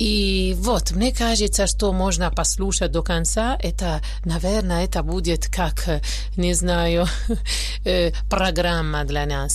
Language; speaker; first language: Russian; non-native, learner; Italian